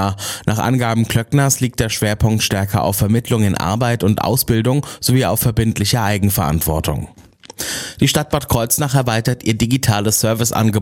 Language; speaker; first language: German; native; German